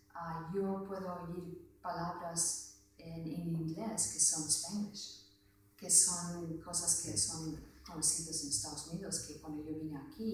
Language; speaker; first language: Spanish; non-native, fluent; English